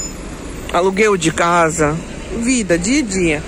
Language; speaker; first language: Portuguese; non-native, learner; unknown